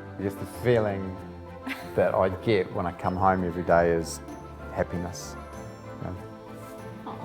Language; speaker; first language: English; native; English